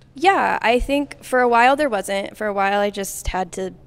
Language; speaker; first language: English; native; English